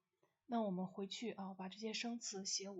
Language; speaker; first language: Chinese; non-native, fluent; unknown